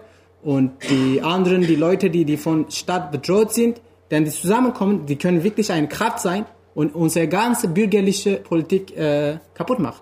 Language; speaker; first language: German; non-native, fluent; Kurdish